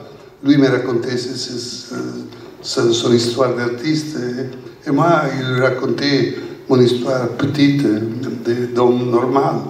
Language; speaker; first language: French; non-native, learner; Italian